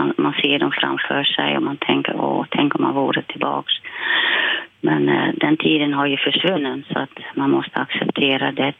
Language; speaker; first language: Swedish; non-native, fluent; Dutch